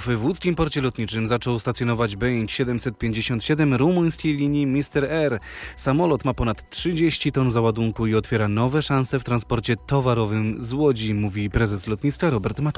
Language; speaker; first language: Polish; native; Polish